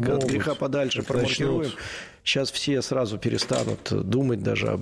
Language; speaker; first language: Russian; native; Russian